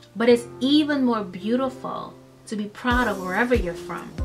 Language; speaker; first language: English; early bilingual, other home language; Dutch